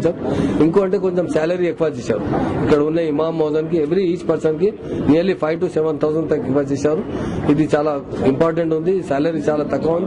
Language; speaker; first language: Telugu; non-native, local second language; Urdu